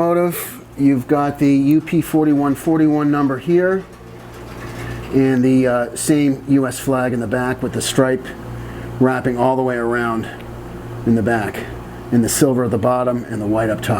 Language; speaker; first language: English; native; English